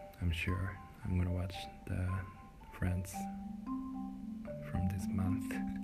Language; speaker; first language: English; non-native, learner; Japanese